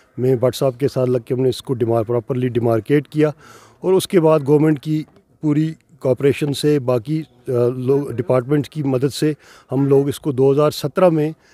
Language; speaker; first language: Urdu; non-native, local second language; Kashmiri